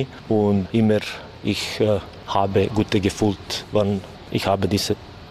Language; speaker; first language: German; non-native, learner; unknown